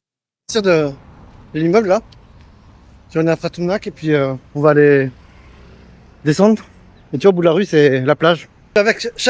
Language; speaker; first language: French; native; French